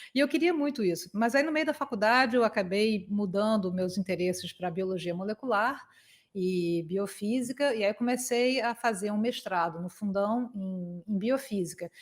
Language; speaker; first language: Portuguese; native; Portuguese